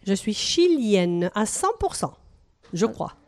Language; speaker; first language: French; non-native, fluent; Spanish